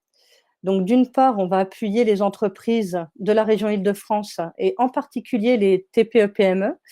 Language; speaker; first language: French; native; French